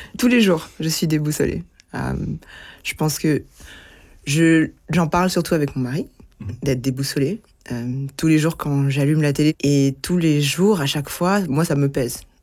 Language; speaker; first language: French; early bilingual, other home language; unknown